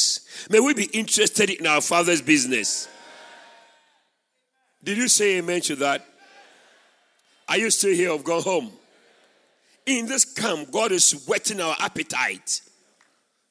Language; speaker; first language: English; non-native, local second language; Akan